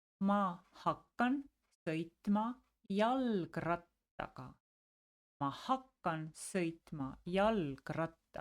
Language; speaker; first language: Estonian; non-native, local second language; Russian